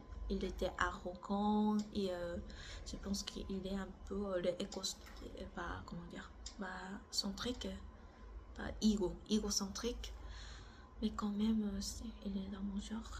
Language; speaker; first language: French; non-native, learner; Korean